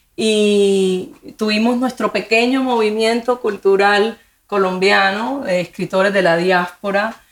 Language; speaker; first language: Spanish; native; Spanish